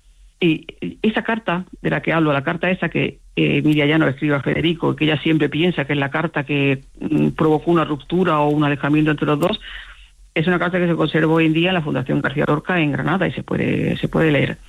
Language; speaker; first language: Spanish; native; Spanish